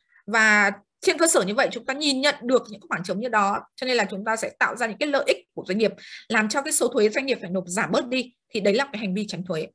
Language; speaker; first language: Vietnamese; native; Vietnamese